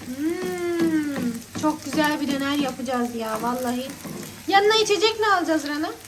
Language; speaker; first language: Turkish; native; Turkish